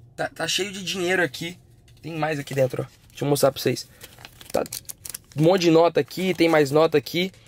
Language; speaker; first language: Portuguese; native; Portuguese